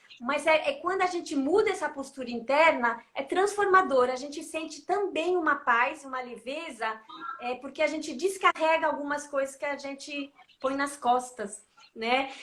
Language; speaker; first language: Portuguese; non-native, fluent; French